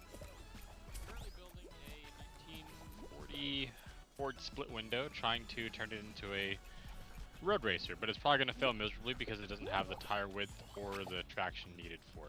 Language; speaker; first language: English; native; English